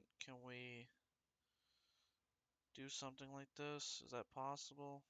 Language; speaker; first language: English; native; English